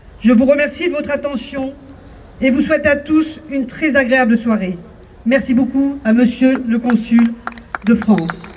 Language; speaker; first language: French; native; French